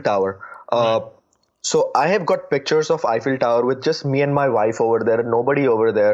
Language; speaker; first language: English; non-native, local second language; Gujarati